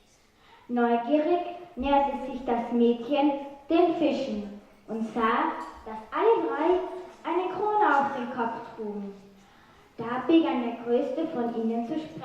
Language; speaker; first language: German; native; German